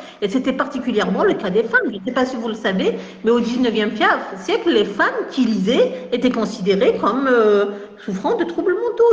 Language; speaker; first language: French; non-native, local second language; Kabyle